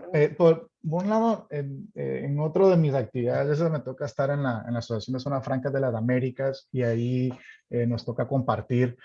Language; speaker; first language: Spanish; native; Spanish